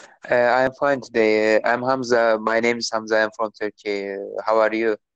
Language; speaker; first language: English; non-native, learner; Turkish